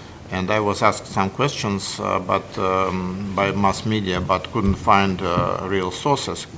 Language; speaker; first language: English; non-native, fluent; Russian